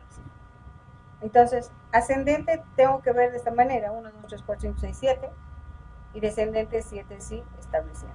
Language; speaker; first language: Spanish; native; Spanish